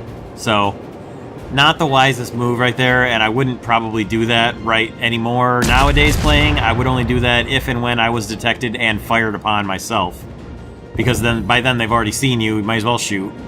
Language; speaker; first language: English; native; English